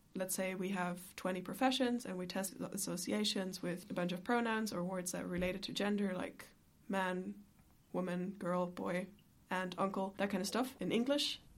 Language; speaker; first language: English; non-native, fluent; German